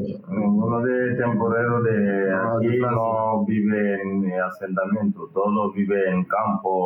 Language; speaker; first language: Spanish; non-native, learner; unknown